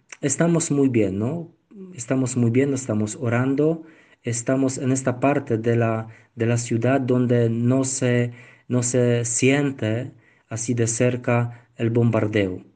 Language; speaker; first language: Spanish; non-native, learner; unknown